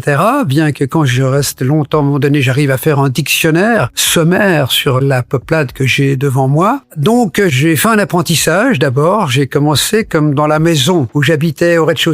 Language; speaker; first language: French; native; French